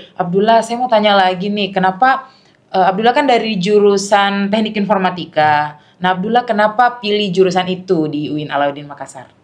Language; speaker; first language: Indonesian; native; Indonesian